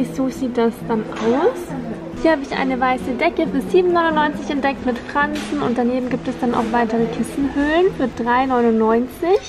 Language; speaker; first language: German; native; German